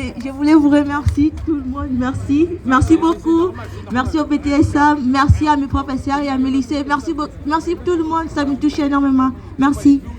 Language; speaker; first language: French; early bilingual, other home language; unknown